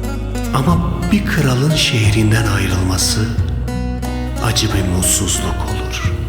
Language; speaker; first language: Turkish; native; Turkish